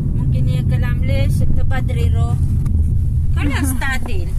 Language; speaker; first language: Arabic; non-native, learner; Filipino